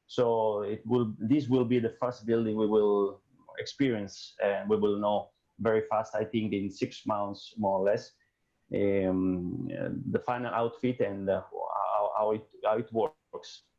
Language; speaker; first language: English; non-native, fluent; Italian